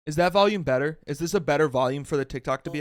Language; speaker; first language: English; native; English